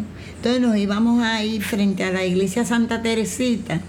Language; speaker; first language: Spanish; native; Spanish